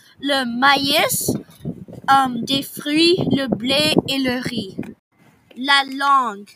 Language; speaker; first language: French; non-native, local second language; English